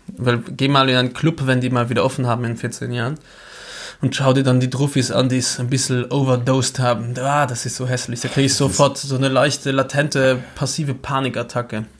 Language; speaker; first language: German; native; German